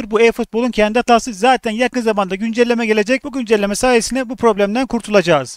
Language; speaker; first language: Turkish; native; Turkish